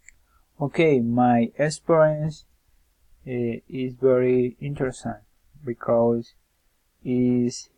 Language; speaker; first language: English; non-native, learner; Spanish